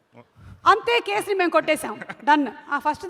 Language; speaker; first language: Telugu; native; Telugu